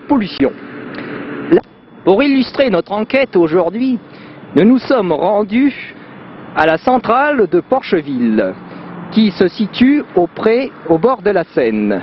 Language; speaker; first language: French; native; French